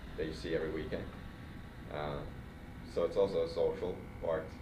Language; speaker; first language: English; non-native, fluent; Swedish